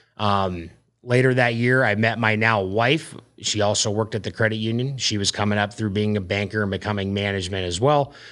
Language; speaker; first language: English; native; English